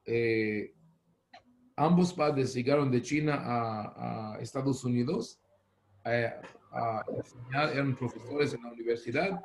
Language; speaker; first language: Spanish; non-native, fluent; Hebrew